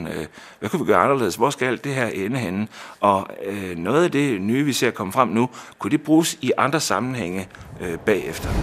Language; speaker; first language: Danish; native; Danish